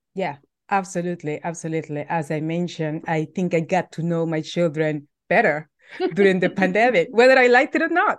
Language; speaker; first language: English; non-native, fluent; Spanish